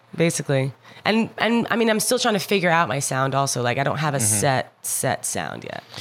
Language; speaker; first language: English; native; English